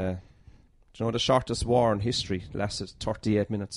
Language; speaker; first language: English; native; English